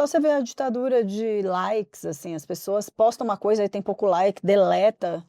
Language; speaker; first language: Portuguese; native; Portuguese